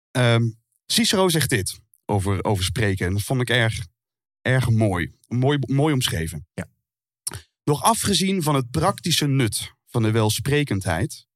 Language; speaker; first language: Dutch; native; Dutch